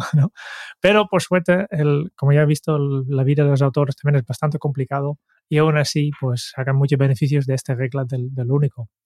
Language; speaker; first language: Spanish; non-native, fluent; Dutch